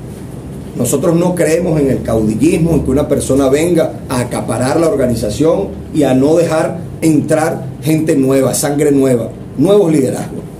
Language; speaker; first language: Spanish; native; Spanish